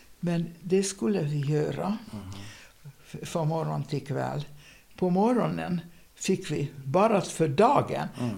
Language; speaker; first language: Swedish; non-native, fluent; Hungarian